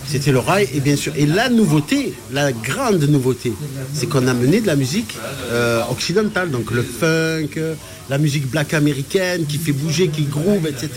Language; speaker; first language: French; early bilingual, other home language; Arabic